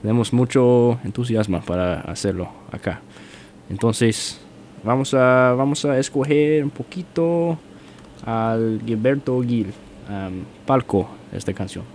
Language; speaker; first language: Spanish; non-native, learner; English